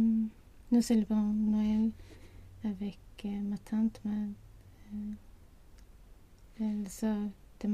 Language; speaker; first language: French; non-native, learner; Swedish